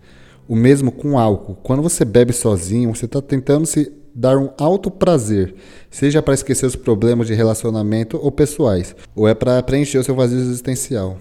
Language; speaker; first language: Portuguese; native; Portuguese